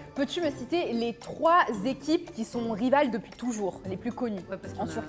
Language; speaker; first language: French; native; French